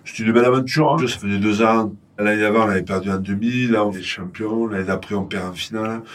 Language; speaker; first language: French; native; French